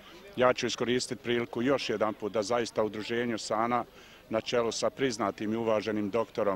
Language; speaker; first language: Bosnian; native; Bosnian